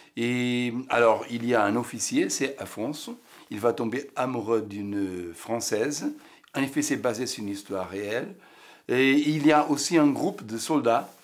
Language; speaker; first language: French; non-native, fluent; Portuguese